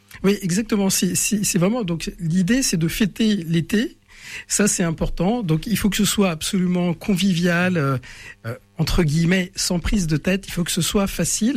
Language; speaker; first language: French; native; French